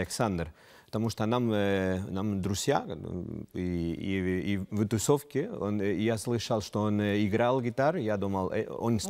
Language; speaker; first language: Russian; non-native, learner; Spanish